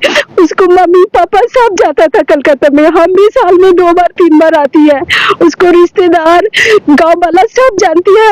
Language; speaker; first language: Hindi; non-native, local second language; Bangla